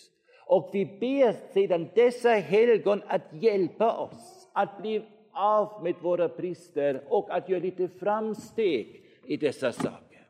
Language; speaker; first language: Swedish; non-native, fluent; German